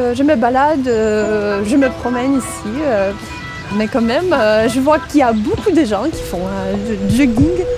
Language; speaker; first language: French; non-native, fluent; Russian